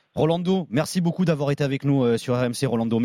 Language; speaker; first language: French; native; French